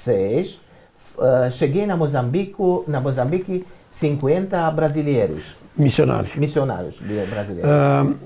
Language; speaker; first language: Portuguese; non-native, learner; Romanian